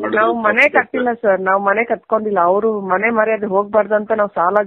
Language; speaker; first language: Kannada; native; Kannada